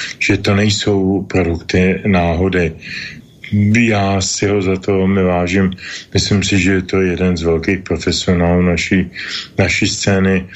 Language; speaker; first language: Czech; native; Czech